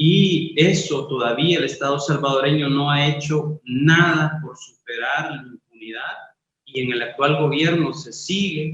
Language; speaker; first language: Spanish; native; Spanish